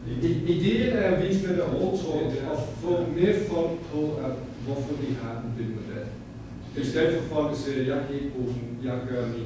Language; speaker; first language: Danish; non-native, fluent; English